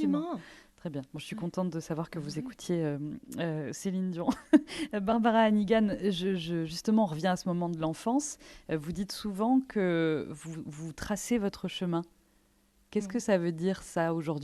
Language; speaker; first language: French; native; French